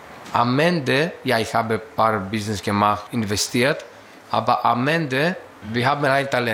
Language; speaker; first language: German; non-native, learner; Greek